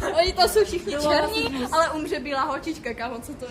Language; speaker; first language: Czech; non-native, learner; Ukrainian